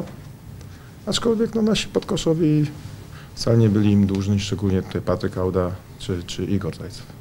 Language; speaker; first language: Polish; native; Polish